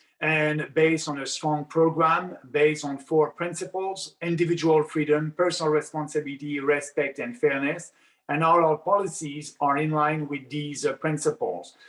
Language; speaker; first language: English; non-native, local second language; French